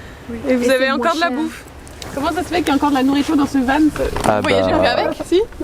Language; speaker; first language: French; native; French